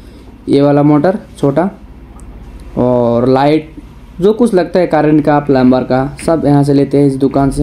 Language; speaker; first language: Hindi; non-native, local second language; Bangla